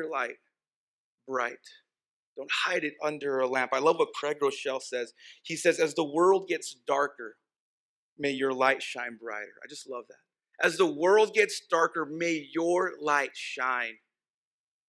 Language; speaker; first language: English; early bilingual, other home language; Spanish